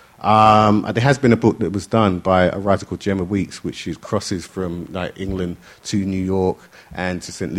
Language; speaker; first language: English; native; English